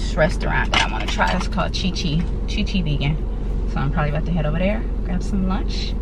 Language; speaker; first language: English; native; English